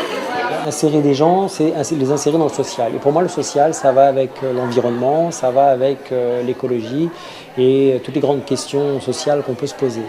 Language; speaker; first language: French; native; French